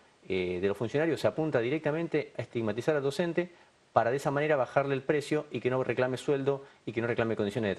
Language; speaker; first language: Spanish; native; Spanish